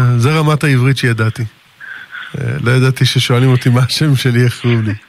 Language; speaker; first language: Hebrew; early bilingual, other home language; English